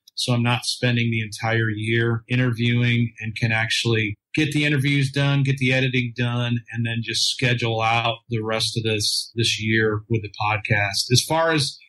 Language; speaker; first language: English; native; English